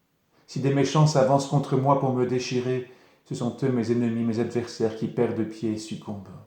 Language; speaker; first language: French; native; French